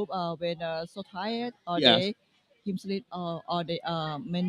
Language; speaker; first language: English; non-native, learner; Thai